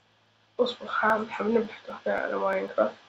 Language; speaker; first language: Arabic; native; Arabic